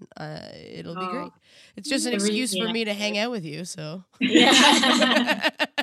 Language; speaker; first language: English; native; English